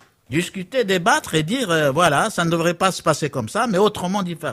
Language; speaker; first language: French; non-native, local second language; Arabic